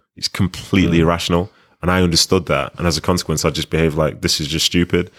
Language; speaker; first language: English; native; English